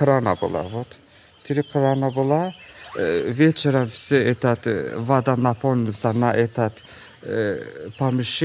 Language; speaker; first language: Russian; non-native, local second language; Azerbaijani